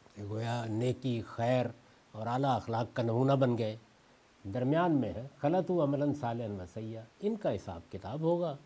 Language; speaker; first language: Urdu; non-native, local second language; Punjabi